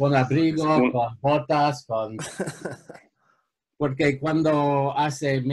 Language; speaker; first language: Spanish; non-native, fluent; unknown